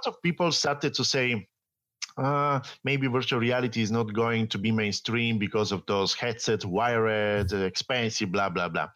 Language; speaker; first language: English; non-native, fluent; Italian